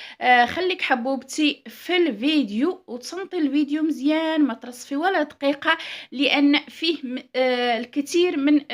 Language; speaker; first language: Arabic; native; Arabic